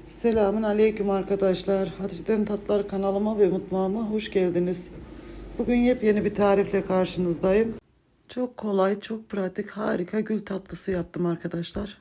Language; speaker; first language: Turkish; native; Turkish